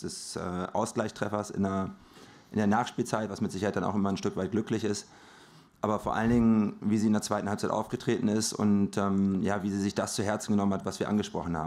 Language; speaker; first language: German; native; German